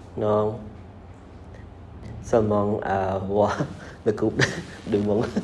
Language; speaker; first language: French; non-native, learner; Khmer